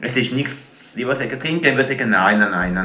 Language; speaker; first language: German; native; German